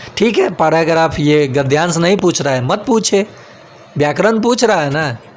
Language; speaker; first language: Hindi; native; Hindi